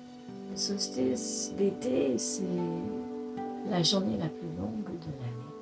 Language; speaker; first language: French; non-native, fluent; English